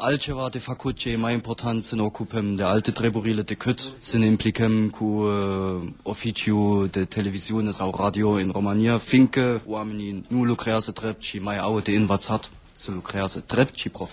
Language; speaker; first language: Romanian; non-native, fluent; German